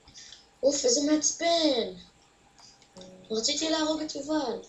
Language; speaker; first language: Hebrew; native; Hebrew